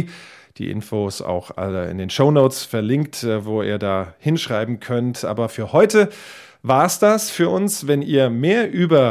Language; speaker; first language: German; native; German